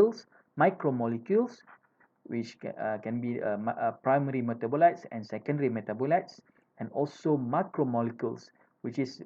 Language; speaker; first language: English; non-native, fluent; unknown